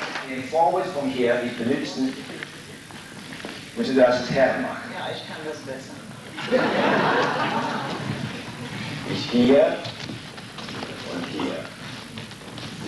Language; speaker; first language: German; non-native, learner; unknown